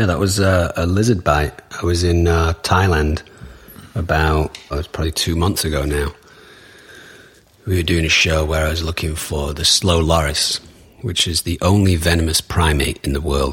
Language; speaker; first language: English; native; English